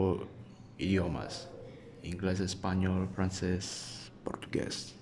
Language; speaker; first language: Spanish; non-native, fluent; Chinese